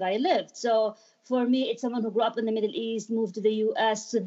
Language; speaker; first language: English; non-native, fluent; Arabic